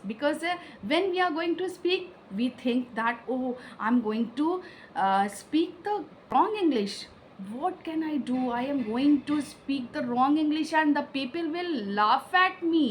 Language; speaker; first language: English; non-native, local second language; Hindi